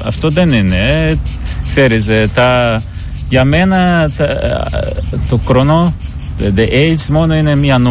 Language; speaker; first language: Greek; non-native, learner; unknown